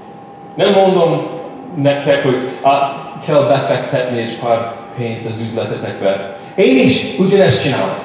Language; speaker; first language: Hungarian; non-native, learner; English